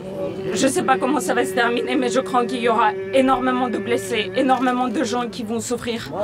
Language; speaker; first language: French; non-native, fluent; Russian